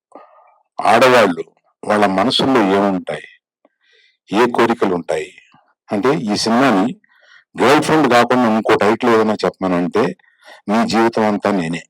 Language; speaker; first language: Telugu; native; Telugu